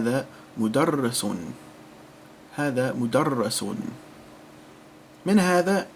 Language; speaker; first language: Arabic; non-native, fluent; English